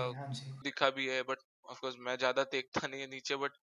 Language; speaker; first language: Hindi; non-native, local second language; Marathi